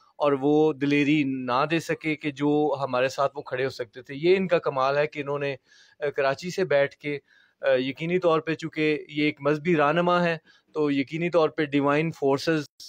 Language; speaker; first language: Urdu; non-native, local second language; Punjabi